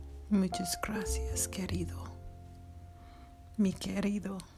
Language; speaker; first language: Spanish; non-native, learner; English